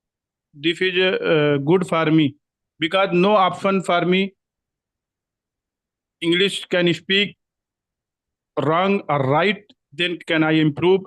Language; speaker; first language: English; non-native, learner; Hindi